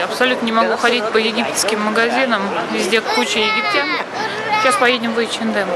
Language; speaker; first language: Russian; native; Russian